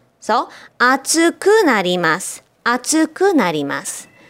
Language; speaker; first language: Japanese; native; Japanese